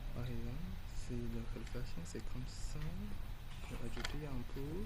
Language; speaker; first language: French; non-native, learner; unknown